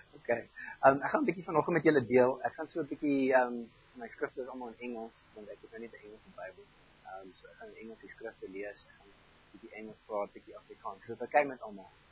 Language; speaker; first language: Afrikaans; non-native, fluent; German